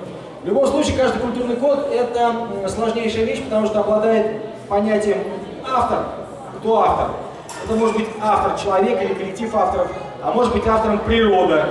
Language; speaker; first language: Russian; native; Russian